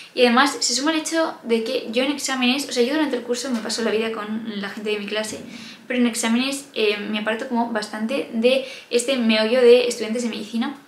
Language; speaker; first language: Spanish; native; Spanish